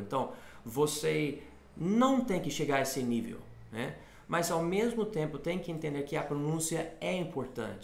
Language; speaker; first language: Portuguese; non-native, fluent; English